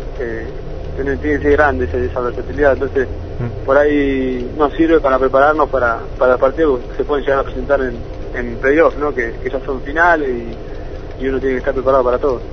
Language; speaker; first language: Spanish; native; Spanish